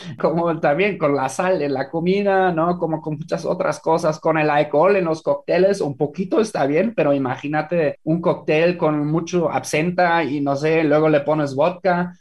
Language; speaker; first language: Spanish; non-native, fluent; German